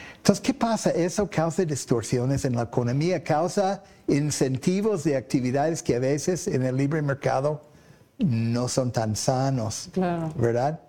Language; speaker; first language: Spanish; non-native, fluent; English